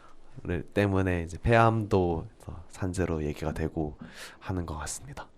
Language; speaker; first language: Korean; native; Korean